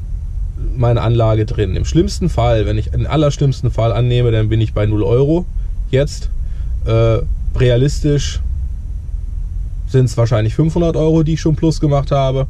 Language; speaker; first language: German; native; German